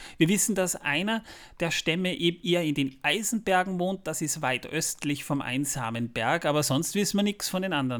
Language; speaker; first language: German; native; German